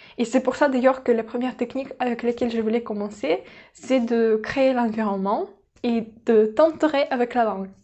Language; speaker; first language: French; non-native, fluent; Russian